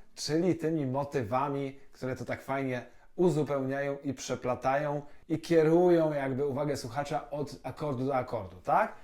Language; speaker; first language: Polish; native; Polish